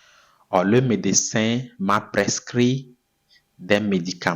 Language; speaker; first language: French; non-native, fluent; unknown